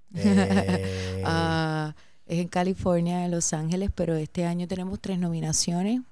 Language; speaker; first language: Spanish; native; Spanish